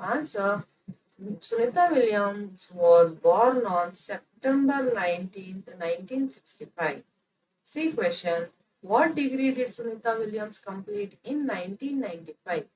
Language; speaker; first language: English; non-native, local second language; Kannada